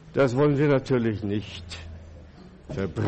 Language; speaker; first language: German; non-native, fluent; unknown